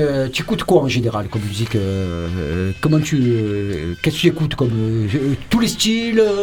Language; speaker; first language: French; native; French